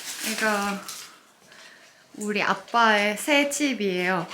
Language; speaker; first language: Korean; native; Korean